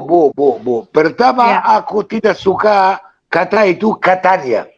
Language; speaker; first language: Indonesian; non-native, fluent; Hebrew